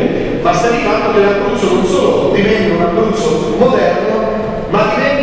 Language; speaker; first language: Italian; native; Italian